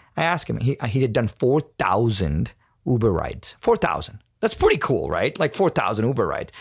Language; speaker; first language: English; non-native, local second language; Tamil